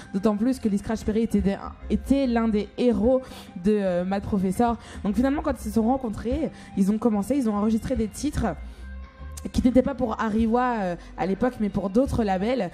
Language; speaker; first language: French; native; French